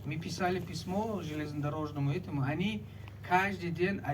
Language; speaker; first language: Russian; non-native, local second language; Tajik